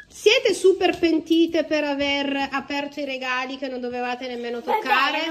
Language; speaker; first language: Italian; native; Italian